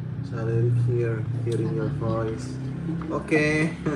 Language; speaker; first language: English; non-native, learner; Indonesian